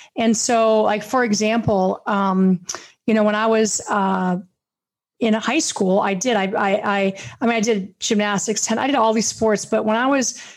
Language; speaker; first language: English; native; English